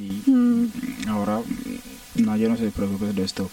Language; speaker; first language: Spanish; non-native, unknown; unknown